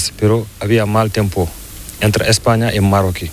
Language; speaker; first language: Spanish; non-native, learner; Fula